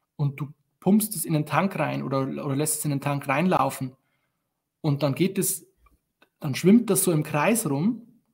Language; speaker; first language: German; native; German